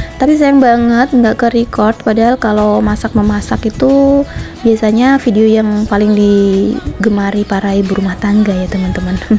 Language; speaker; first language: Indonesian; non-native, local second language; Javanese